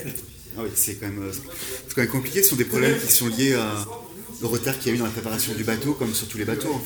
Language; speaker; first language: French; native; French